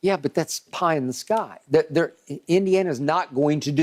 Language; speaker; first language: English; native; English